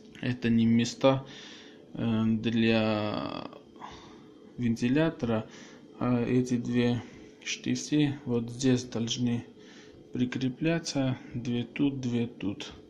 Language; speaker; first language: Russian; non-native, local second language; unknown